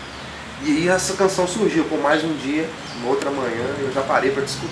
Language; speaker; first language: Portuguese; native; Portuguese